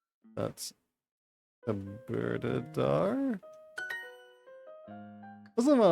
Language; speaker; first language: Dutch; non-native, learner; English